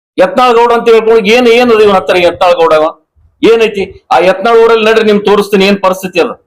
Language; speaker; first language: Kannada; native; Kannada